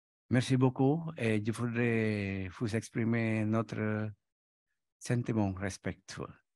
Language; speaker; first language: French; non-native, learner; Indonesian